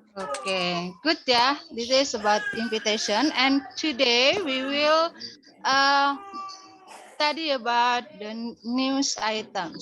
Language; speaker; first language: English; non-native, learner; Indonesian